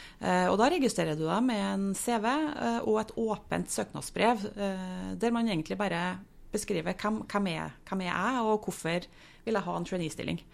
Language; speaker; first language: Norwegian; native; Norwegian